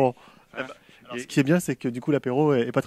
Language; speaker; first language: French; native; French